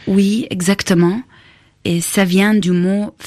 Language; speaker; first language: French; non-native, fluent; Arabic